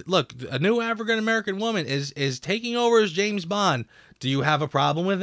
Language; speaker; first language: English; native; English